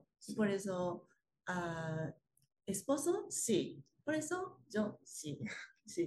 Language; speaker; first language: Spanish; non-native, learner; Japanese